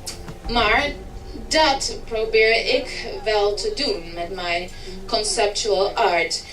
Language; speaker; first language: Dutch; early bilingual, heritage; English